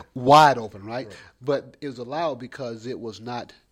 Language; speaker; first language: English; native; English